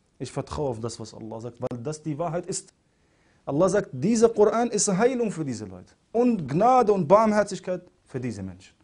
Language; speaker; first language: German; non-native, fluent; Arabic